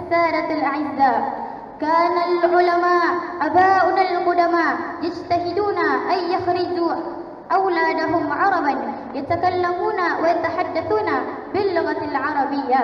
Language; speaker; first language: Arabic; non-native, fluent; Malay